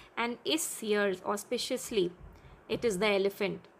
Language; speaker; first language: English; non-native, local second language; Hindi